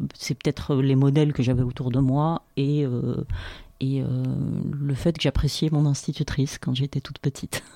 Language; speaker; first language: French; non-native, local second language; Arabic